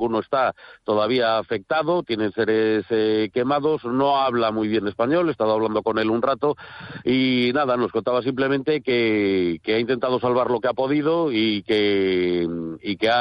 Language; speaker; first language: Spanish; native; Spanish